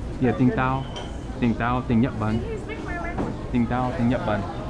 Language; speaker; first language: Vietnamese; non-native, learner; English